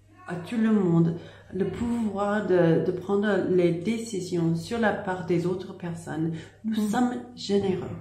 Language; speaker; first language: French; non-native, learner; English